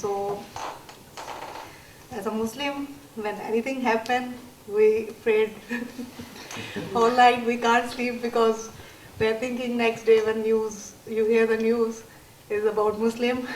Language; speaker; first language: English; non-native, learner; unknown